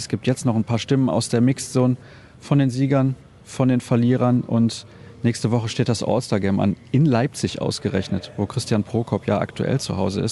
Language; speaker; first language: German; native; German